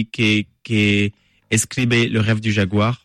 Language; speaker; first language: Spanish; non-native, learner; French